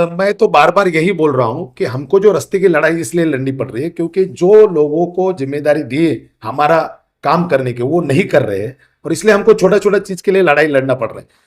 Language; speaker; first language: Hindi; non-native, local second language; Marathi